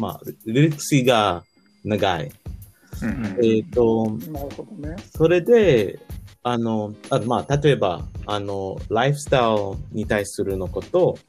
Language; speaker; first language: Japanese; non-native, learner; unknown